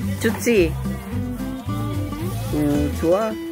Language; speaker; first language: Korean; non-native, learner; Filipino